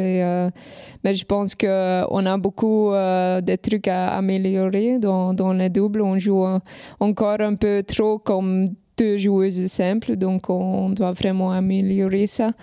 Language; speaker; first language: French; non-native, local second language; Dutch